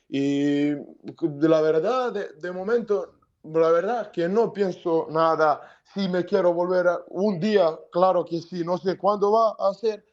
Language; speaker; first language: Spanish; non-native, learner; Serbian